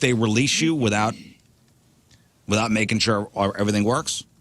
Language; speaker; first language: English; native; English